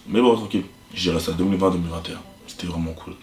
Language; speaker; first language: French; native; French